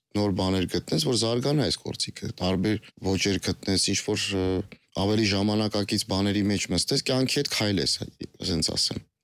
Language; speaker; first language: Armenian; native; Armenian